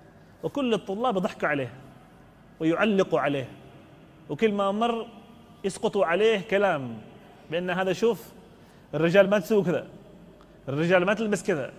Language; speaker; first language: Arabic; native; Arabic